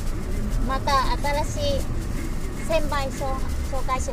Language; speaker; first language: Japanese; non-native, learner; Vietnamese